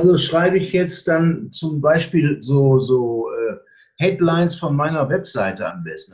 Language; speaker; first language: German; native; German